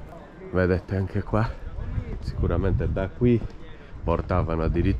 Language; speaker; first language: Italian; native; Italian